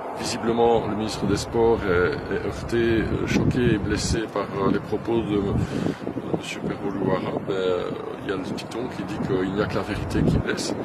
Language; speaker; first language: French; native; French